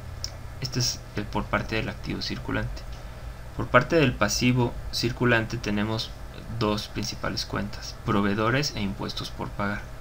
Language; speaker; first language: Spanish; native; Spanish